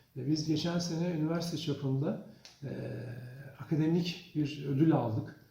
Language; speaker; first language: Turkish; early bilingual, other home language; Azerbaijani